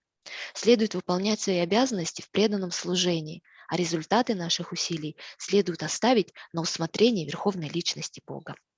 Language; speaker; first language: Russian; native; Russian